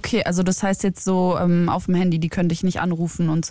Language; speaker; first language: German; native; German